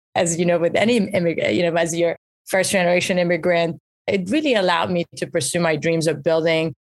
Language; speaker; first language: English; early bilingual, other home language; Persian